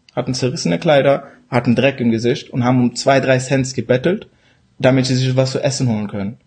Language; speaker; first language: German; early bilingual, other home language; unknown